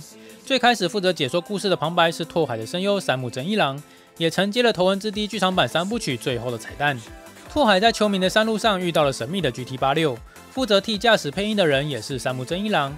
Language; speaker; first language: Chinese; native; Chinese